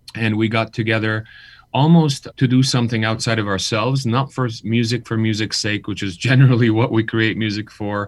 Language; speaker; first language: English; early bilingual, other home language; Armenian